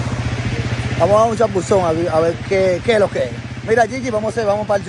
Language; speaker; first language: Spanish; native; Spanish